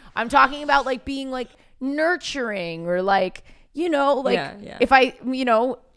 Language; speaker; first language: English; native; English